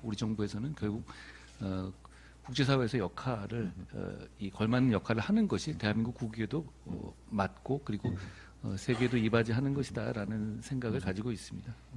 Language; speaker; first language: Korean; native; Korean